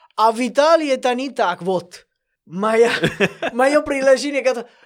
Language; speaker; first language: Russian; non-native, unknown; Italian